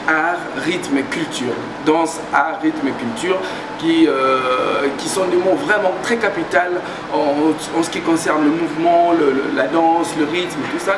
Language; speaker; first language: French; non-native, local second language; Luba-Lulua